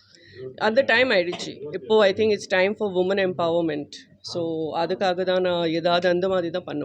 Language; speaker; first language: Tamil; non-native, fluent; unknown